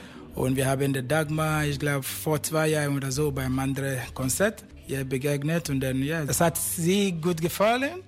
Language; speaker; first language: German; non-native, fluent; Akan